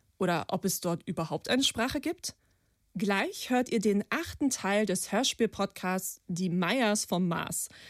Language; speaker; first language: German; native; German